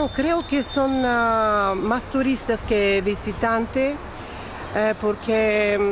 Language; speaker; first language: Spanish; non-native, learner; Bulgarian